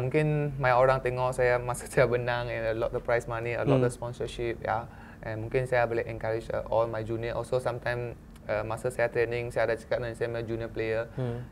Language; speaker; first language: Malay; non-native, local second language; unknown